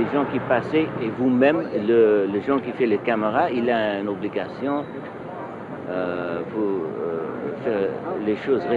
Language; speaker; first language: French; non-native, fluent; English